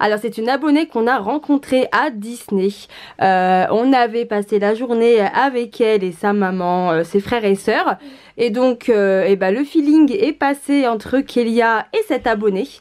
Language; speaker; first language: French; native; French